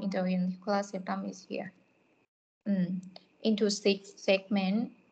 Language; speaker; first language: English; non-native, fluent; Thai